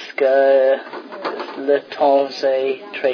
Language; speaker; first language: French; non-native, learner; English